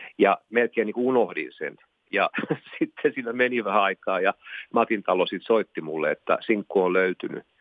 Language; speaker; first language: Finnish; non-native, local second language; Swedish